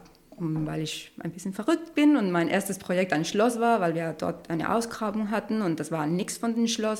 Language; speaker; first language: German; non-native, learner; Spanish